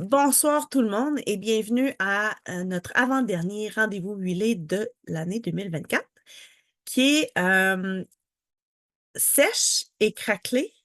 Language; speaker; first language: French; native; French